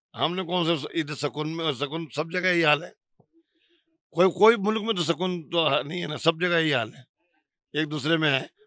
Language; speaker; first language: Urdu; non-native, fluent; Bangla